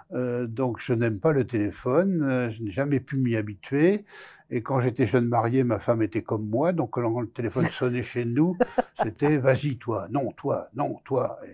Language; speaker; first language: French; native; French